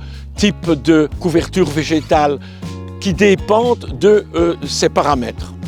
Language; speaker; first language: French; native; French